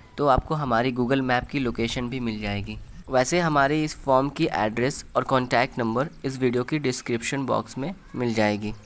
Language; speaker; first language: Hindi; native; Hindi